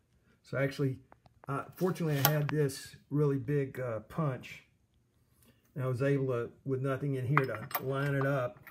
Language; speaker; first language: English; native; English